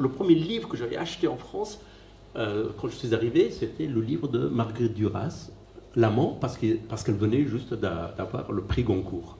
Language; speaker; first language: French; non-native, fluent; Persian